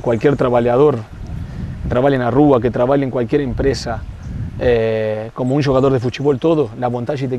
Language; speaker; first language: Portuguese; non-native, fluent; Spanish